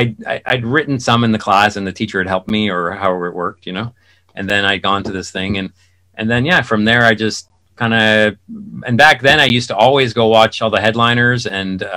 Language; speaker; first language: English; native; English